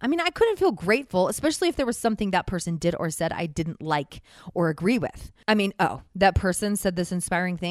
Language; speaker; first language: English; native; English